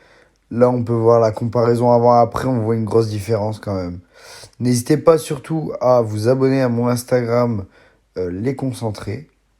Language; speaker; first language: French; native; French